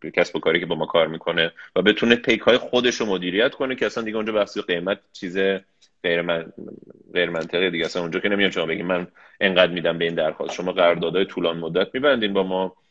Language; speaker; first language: Persian; early bilingual, heritage; Persian